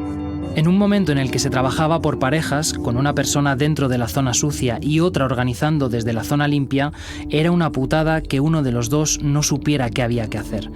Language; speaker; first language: Spanish; native; Spanish